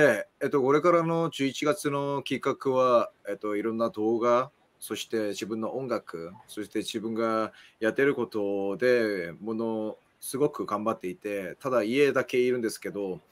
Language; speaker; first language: Japanese; non-native, fluent; Korean